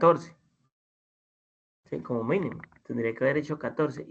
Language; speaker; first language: Spanish; native; Spanish